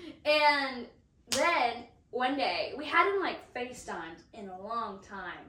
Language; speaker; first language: English; non-native, fluent; Spanish